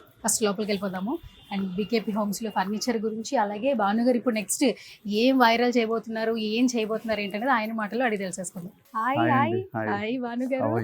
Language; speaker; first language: Telugu; native; Telugu